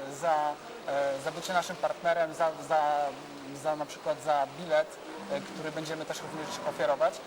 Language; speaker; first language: Polish; native; Polish